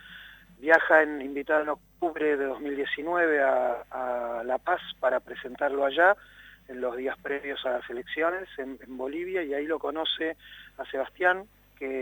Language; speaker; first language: Spanish; native; Spanish